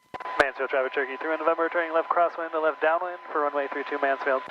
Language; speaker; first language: English; native; English